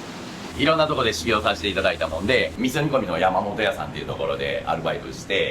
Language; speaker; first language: Japanese; native; Japanese